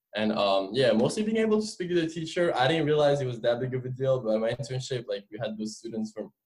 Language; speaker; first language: English; non-native, fluent; French